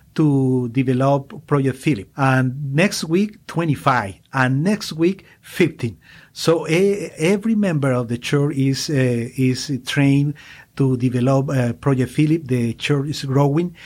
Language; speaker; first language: English; non-native, learner; Spanish